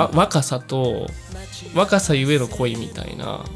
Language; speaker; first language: Japanese; native; Japanese